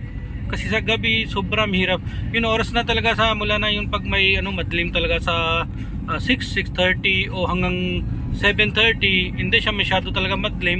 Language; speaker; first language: Filipino; non-native, learner; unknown